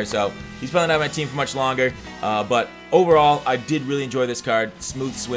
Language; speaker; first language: English; native; English